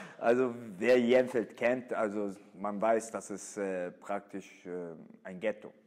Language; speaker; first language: German; early bilingual, other home language; Italian